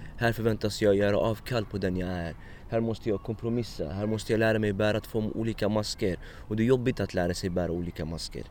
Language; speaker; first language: Swedish; early bilingual, other home language; Arabic